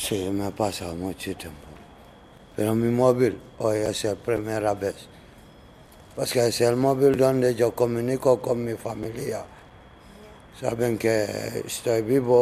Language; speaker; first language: Spanish; non-native, learner; Arabic